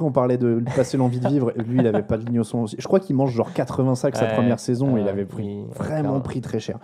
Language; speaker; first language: French; native; French